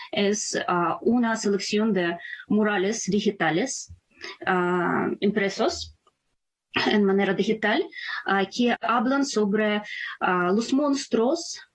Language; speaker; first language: Spanish; non-native, fluent; Ukrainian